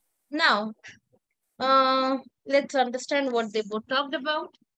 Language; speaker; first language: English; non-native, local second language; Hindi